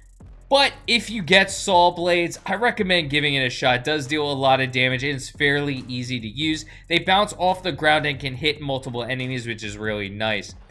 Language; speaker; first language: English; native; English